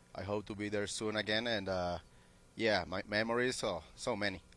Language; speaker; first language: English; non-native, learner; Spanish